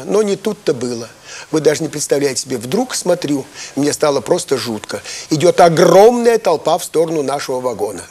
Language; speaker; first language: Russian; native; Russian